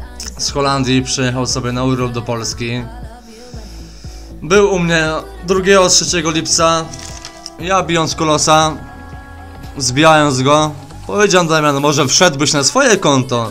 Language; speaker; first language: Polish; native; Polish